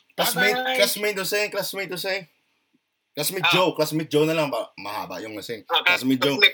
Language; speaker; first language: Filipino; non-native, local second language; Hiligaynon